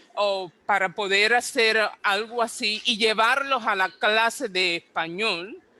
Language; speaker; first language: Spanish; non-native, fluent; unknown